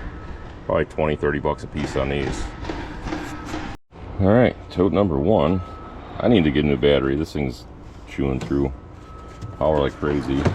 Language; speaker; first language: English; native; English